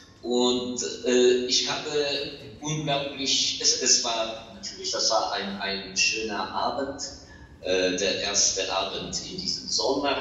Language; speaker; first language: German; non-native, fluent; Ukrainian